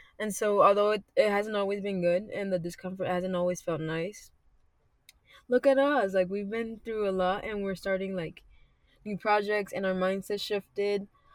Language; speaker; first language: English; early bilingual, other home language; Spanish